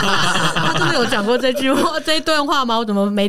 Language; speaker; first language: Chinese; native; Chinese